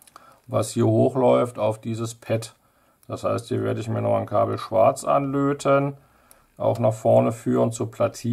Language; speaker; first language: German; native; German